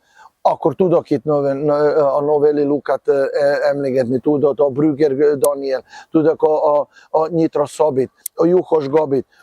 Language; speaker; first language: Hungarian; non-native, fluent; Serbian